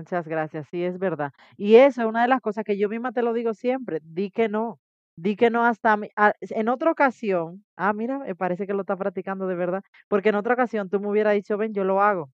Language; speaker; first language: Spanish; native; Spanish